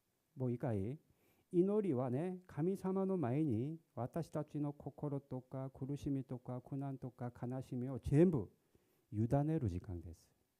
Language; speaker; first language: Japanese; non-native, learner; Korean